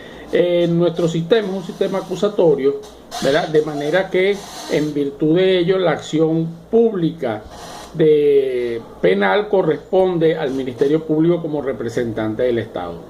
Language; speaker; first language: Spanish; native; Spanish